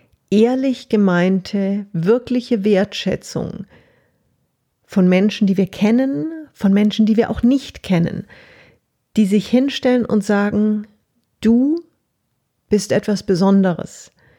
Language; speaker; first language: German; native; German